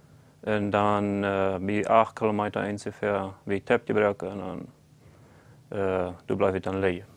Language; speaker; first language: German; non-native, local second language; Plautdietsch